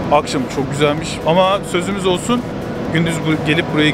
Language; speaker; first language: Turkish; native; Turkish